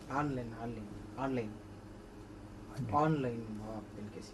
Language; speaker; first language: Japanese; non-native, learner; Tamil